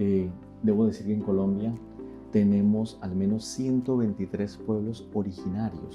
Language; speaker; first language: Spanish; native; Spanish